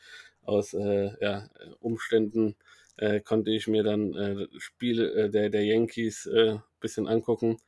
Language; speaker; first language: German; native; German